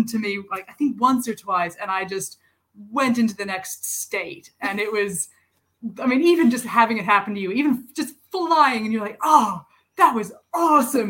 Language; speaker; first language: English; non-native, local second language; Cantonese